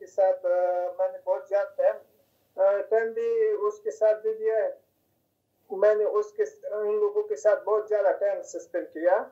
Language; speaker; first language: Hindi; non-native, fluent; Persian